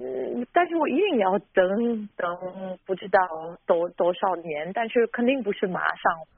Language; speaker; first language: Chinese; non-native, fluent; German